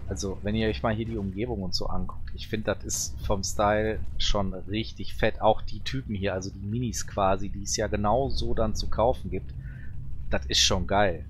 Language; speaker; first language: German; native; German